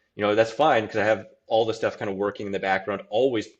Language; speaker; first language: English; native; English